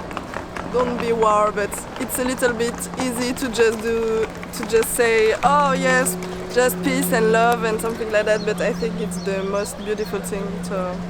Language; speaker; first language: English; non-native, learner; French